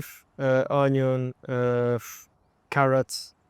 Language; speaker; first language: English; non-native, fluent; French